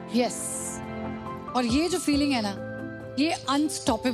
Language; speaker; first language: Hindi; native; Hindi